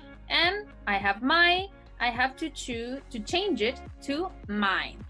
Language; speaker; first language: English; non-native, fluent; Spanish